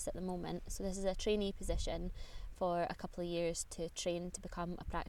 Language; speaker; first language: English; native; English